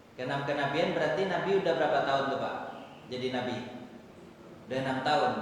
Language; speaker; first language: Indonesian; non-native, local second language; Minangkabau